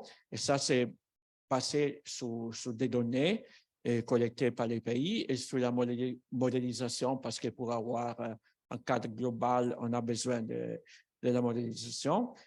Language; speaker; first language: French; non-native, fluent; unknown